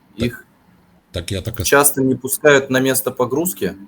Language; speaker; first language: Russian; native; Russian